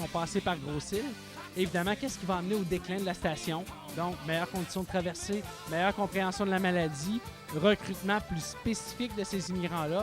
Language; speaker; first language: French; native; French